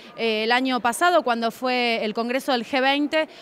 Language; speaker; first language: Spanish; native; Spanish